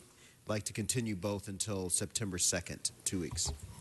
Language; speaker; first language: English; native; English